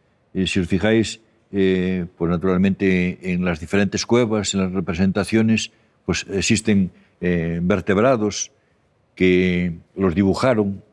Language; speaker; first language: Spanish; native; Spanish